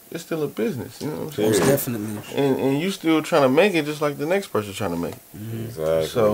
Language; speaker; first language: English; native; English